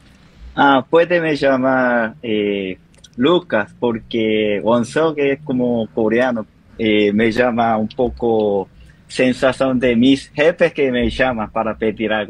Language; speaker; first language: Spanish; non-native, learner; Korean